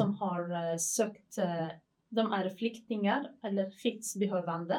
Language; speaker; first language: Swedish; non-native, fluent; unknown